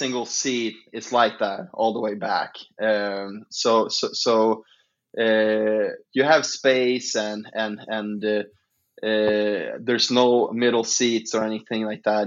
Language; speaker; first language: English; non-native, fluent; Swedish